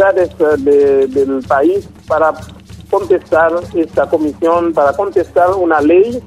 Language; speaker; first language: Spanish; non-native, local second language; Haitian Creole